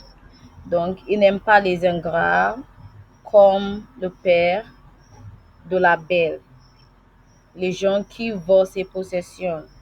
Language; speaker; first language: French; non-native, learner; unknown